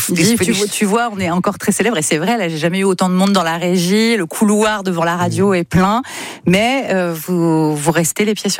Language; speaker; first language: French; native; French